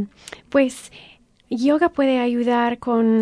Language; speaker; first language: Spanish; early bilingual, heritage; Spanish